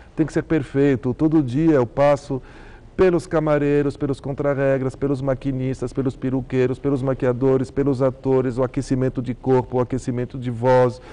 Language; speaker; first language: Portuguese; early bilingual, heritage; Arabic